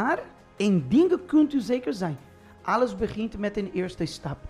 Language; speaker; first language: Dutch; non-native, fluent; Portuguese